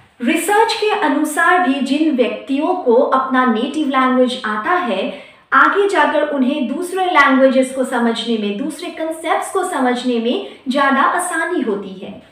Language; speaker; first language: Hindi; non-native, local second language; Assamese